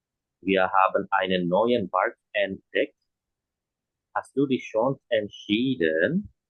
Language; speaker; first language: German; non-native, fluent; Indonesian